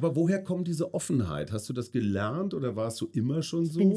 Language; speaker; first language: German; native; German